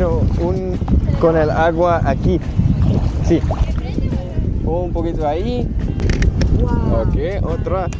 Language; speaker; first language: Spanish; non-native, learner; English